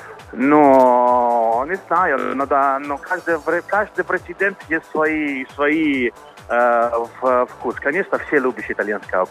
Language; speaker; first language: Russian; non-native, learner; Italian